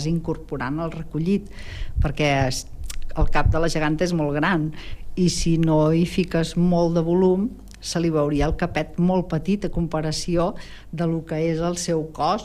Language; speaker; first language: Catalan; native; Catalan